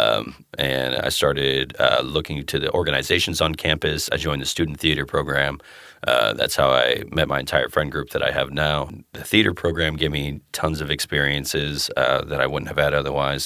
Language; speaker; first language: English; native; English